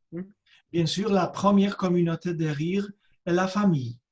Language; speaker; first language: French; non-native, fluent; Polish